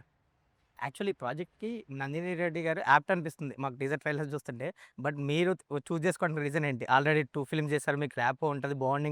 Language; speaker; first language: Telugu; native; Telugu